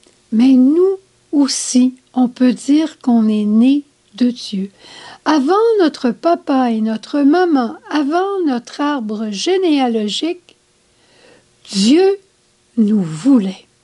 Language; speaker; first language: French; native; French